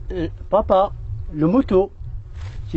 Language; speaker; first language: French; non-native, learner; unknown